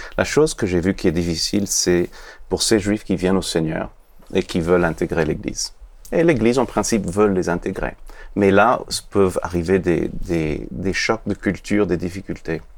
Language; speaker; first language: French; non-native, fluent; Hebrew